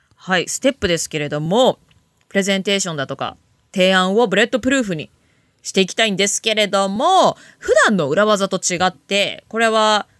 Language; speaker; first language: Japanese; native; Japanese